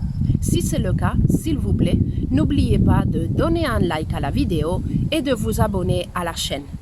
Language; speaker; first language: French; non-native, fluent; Spanish